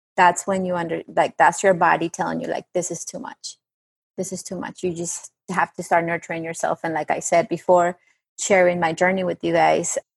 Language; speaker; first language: English; non-native, fluent; Spanish